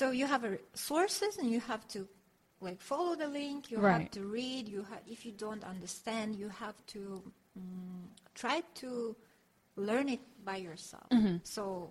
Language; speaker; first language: English; non-native, fluent; Russian